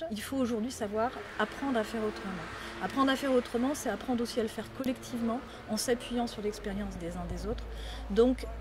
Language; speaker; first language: French; native; French